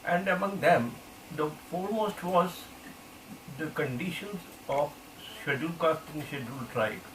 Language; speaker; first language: English; non-native, local second language; Hindi